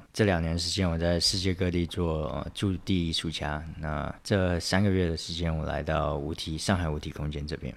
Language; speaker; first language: Chinese; native; Chinese